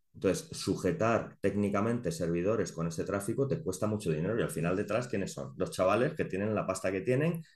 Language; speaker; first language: Spanish; native; Spanish